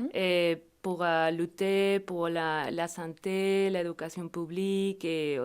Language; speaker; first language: French; non-native, fluent; Spanish